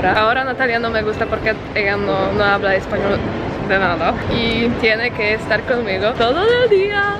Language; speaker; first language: Spanish; non-native, learner; Polish